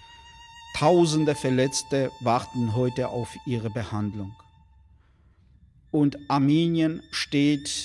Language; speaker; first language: German; non-native, fluent; Armenian